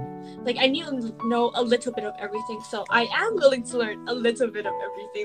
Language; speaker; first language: English; non-native, local second language; Cantonese